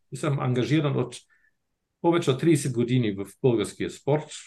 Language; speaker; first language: Bulgarian; non-native, fluent; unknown